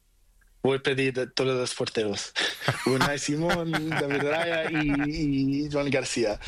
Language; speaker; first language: Spanish; non-native, learner; Portuguese